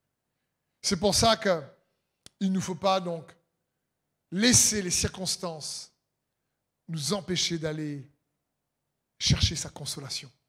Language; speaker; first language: French; native; French